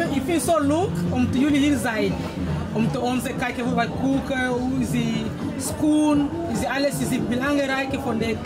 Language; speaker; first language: Dutch; non-native, learner; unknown